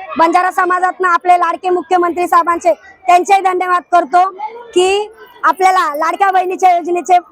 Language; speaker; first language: Marathi; non-native, local second language; Lambadi